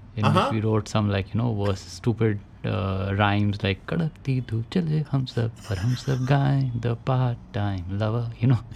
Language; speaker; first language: English; non-native, local second language; Hindi